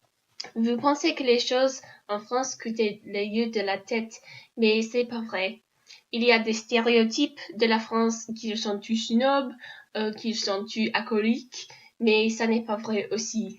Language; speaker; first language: French; non-native, learner; English